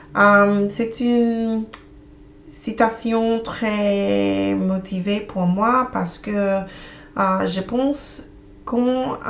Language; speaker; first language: French; non-native, learner; English